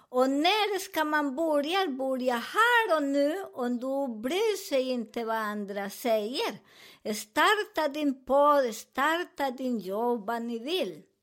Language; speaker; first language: Swedish; non-native, learner; Spanish